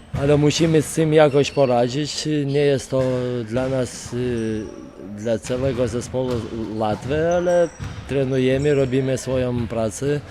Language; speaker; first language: Polish; non-native, fluent; Lithuanian